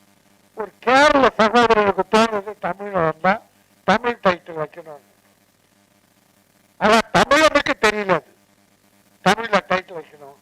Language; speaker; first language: Tamil; native; Tamil